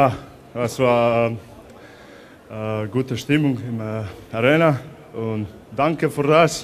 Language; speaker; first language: German; non-native, learner; Croatian